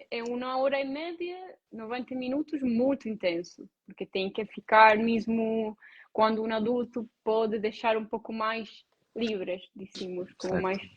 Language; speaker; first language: Portuguese; non-native, learner; Italian